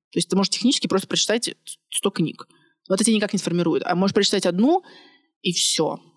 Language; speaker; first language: Russian; native; Russian